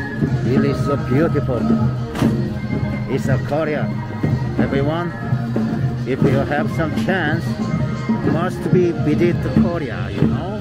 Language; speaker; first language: English; non-native, learner; Korean